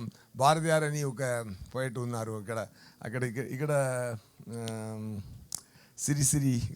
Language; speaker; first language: Telugu; non-native, learner; Tamil